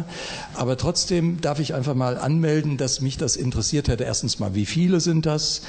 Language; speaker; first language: German; native; German